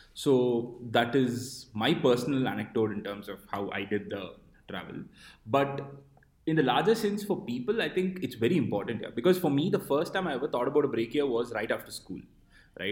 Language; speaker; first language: English; non-native, local second language; Tamil